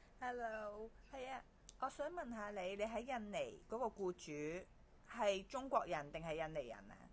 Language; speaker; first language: Cantonese; native; Cantonese